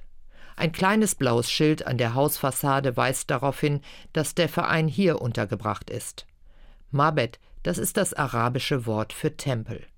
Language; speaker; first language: German; native; German